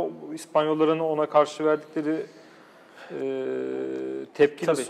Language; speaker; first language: Turkish; native; Turkish